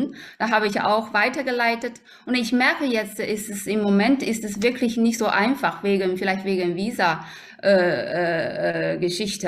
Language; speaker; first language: German; non-native, fluent; Chinese